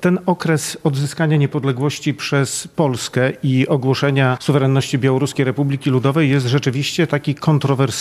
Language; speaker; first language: Polish; native; Polish